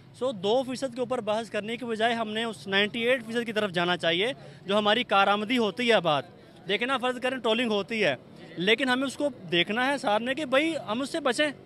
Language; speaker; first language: Urdu; non-native, local second language; Punjabi